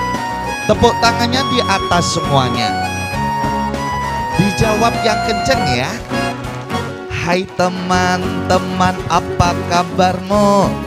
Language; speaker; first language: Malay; non-native, local second language; Javanese